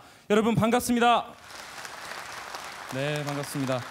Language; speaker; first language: Korean; native; Korean